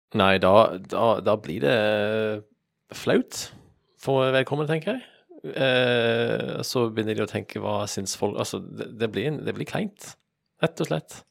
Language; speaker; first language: Norwegian; native; Norwegian